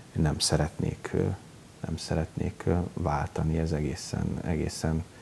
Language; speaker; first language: Hungarian; native; Hungarian